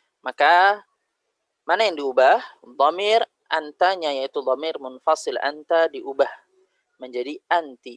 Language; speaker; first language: Indonesian; native; Indonesian